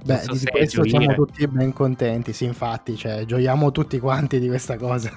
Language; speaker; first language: Italian; native; Italian